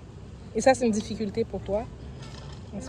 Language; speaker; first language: French; native; French